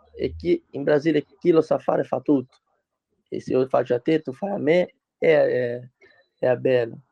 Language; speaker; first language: Italian; non-native, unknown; Portuguese